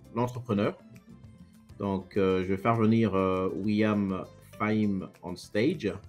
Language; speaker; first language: French; non-native, local second language; Lingala